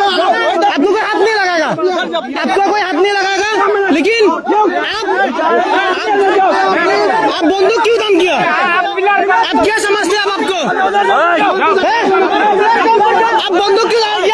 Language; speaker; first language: Hindi; non-native, learner; Bangla